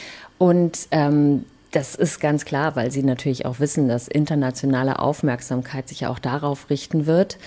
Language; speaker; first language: German; native; German